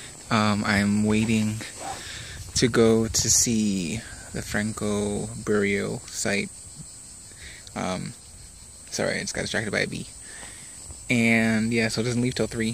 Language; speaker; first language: English; early bilingual, other home language; Spanish